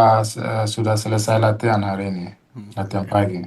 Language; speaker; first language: Indonesian; non-native, fluent; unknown